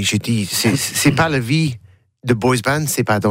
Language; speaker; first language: French; non-native, learner; English